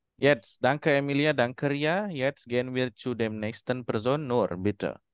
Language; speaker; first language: German; non-native, fluent; Indonesian